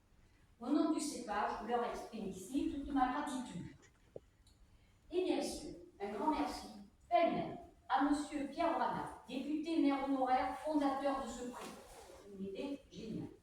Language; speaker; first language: French; native; French